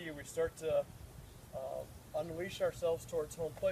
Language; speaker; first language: English; native; English